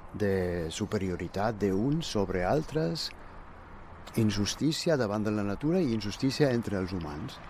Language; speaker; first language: Catalan; non-native, fluent; German